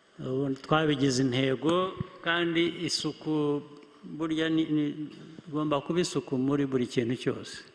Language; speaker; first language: Kinyarwanda; early bilingual, heritage; Kinyarwanda